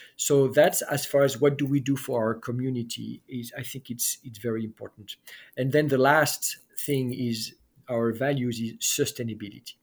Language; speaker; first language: English; non-native, fluent; French